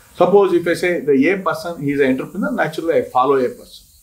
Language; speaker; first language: English; non-native, local second language; Kannada